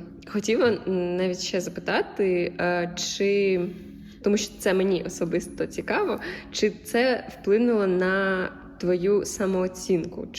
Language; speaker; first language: Ukrainian; native; Ukrainian